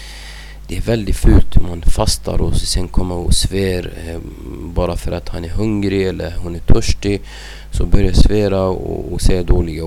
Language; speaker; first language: Swedish; non-native, fluent; Arabic